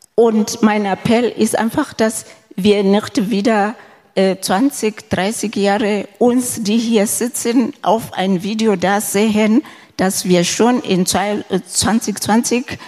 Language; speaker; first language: German; non-native, fluent; Southern Sotho